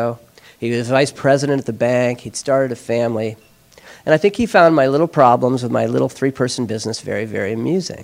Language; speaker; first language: English; native; English